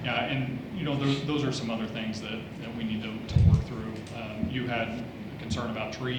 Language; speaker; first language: English; native; English